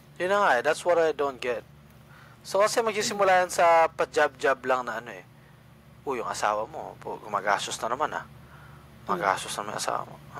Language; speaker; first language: Filipino; non-native, local second language; Cebuano